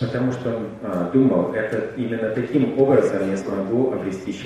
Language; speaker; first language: Russian; native; Russian